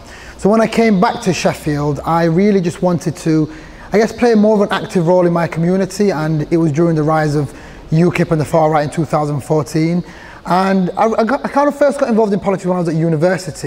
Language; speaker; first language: English; early bilingual, other home language; Somali